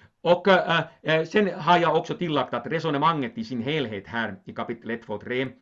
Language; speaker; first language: Swedish; non-native, local second language; Finnish